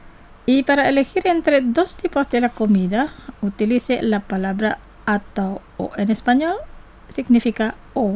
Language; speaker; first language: Spanish; non-native, fluent; Indonesian